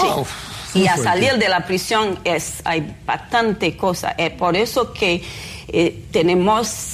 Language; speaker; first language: Spanish; non-native, fluent; Haitian Creole